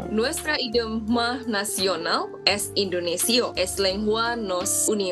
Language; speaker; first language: Spanish; non-native, learner; Indonesian